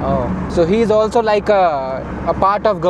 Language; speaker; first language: English; non-native, local second language; Hindi